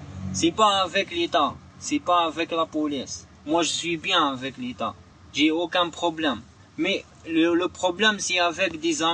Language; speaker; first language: French; non-native, learner; Arabic